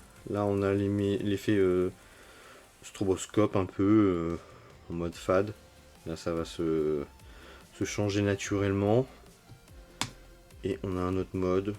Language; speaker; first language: French; native; French